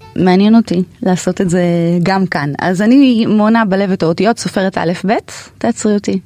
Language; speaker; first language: Hebrew; native; Hebrew